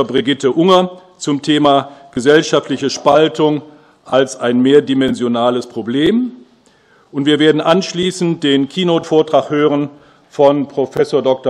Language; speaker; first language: German; native; German